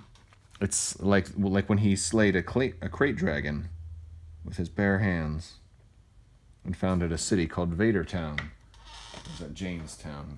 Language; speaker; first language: English; native; English